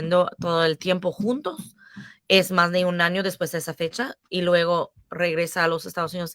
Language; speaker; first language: Spanish; non-native, fluent; English